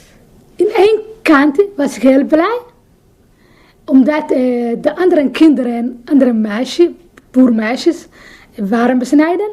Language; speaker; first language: Dutch; non-native, learner; Somali